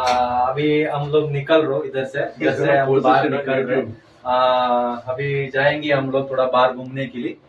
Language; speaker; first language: Hindi; non-native, local second language; Kannada